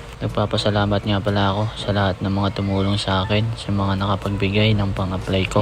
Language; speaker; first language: Filipino; native; Filipino